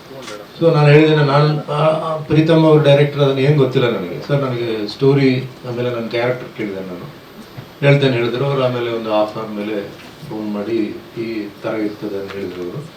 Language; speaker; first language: Kannada; early bilingual, other home language; Tulu